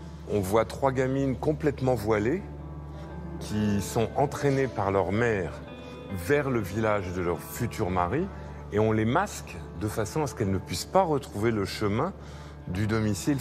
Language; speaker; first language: French; native; French